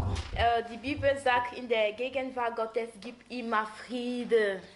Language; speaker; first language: German; non-native, learner; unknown